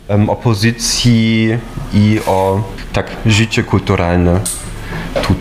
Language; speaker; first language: Polish; non-native, fluent; German